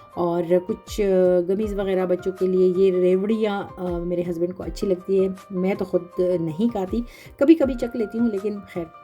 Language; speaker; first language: Urdu; non-native, local second language; Pashto